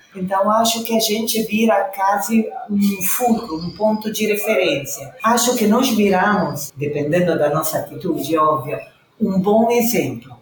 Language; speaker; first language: Portuguese; non-native, fluent; Italian